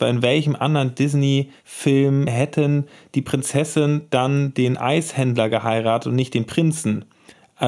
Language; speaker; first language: German; native; German